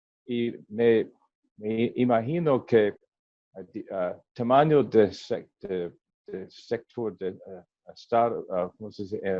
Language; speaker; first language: Spanish; non-native, learner; English